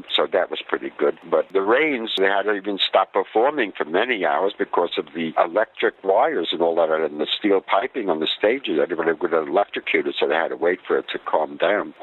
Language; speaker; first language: English; native; English